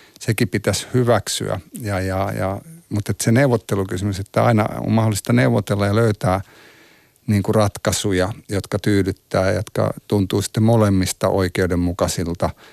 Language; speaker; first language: Finnish; native; Finnish